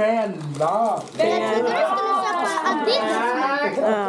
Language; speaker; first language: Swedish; non-native, learner; Thai